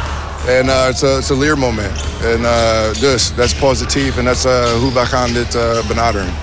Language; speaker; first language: Dutch; non-native, learner; English